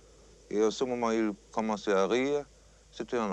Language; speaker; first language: French; non-native, fluent; German